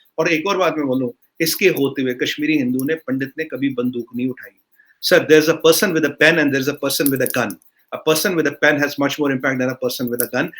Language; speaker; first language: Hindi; non-native, local second language; Kashmiri